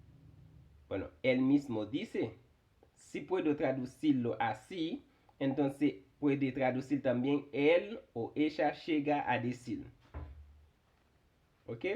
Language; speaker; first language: Spanish; non-native, fluent; Haitian Creole